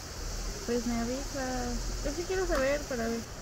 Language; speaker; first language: Spanish; native; Spanish